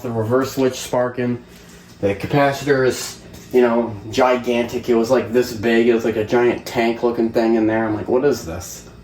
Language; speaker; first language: English; native; English